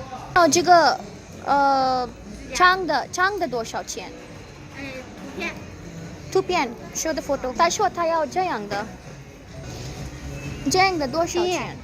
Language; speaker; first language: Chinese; non-native, learner; Kannada